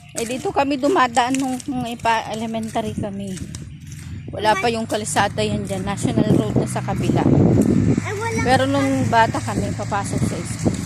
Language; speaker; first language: Filipino; native; Filipino